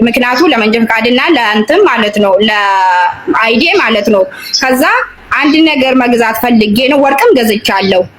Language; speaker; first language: Amharic; non-native, local second language; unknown